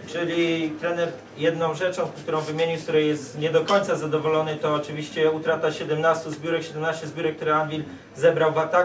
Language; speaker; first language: Polish; native; Polish